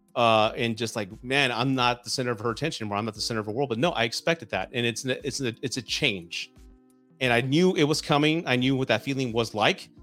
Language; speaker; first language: English; native; English